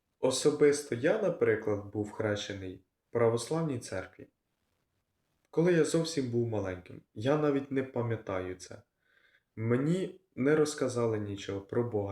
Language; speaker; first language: Ukrainian; non-native, local second language; Russian